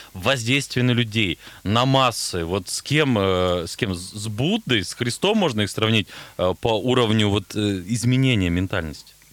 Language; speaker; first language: Russian; native; Russian